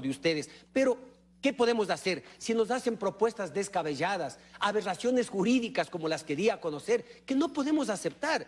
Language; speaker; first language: Spanish; native; Spanish